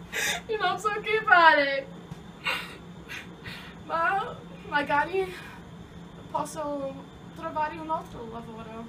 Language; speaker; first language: Italian; non-native, learner; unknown